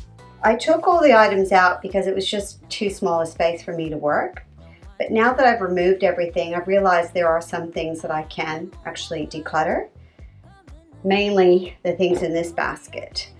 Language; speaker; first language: English; native; English